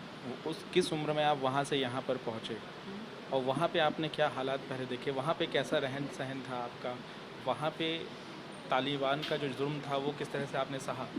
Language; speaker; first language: Hindi; native; Hindi